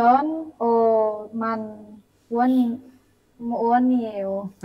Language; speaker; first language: Korean; non-native, learner; Indonesian